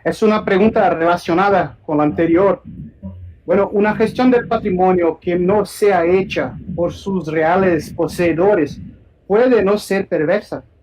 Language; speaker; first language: Spanish; non-native, fluent; Portuguese